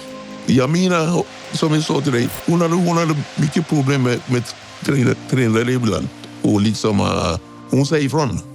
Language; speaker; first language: Swedish; non-native, fluent; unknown